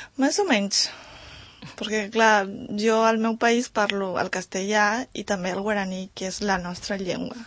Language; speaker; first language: Catalan; non-native, learner; Spanish